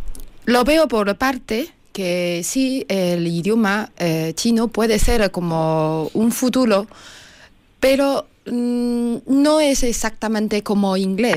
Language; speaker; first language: Spanish; non-native, learner; Chinese